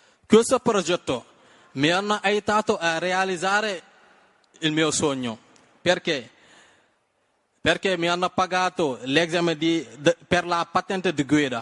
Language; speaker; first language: Italian; non-native, learner; Wolof